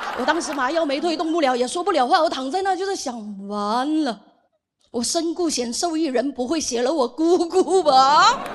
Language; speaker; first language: Chinese; non-native, local second language; Hakka Chinese